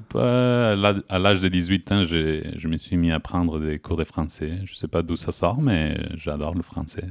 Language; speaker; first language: French; non-native, fluent; Spanish